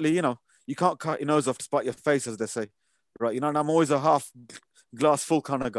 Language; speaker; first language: English; native; English